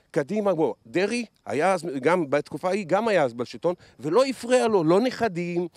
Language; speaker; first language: Hebrew; early bilingual, other home language; Russian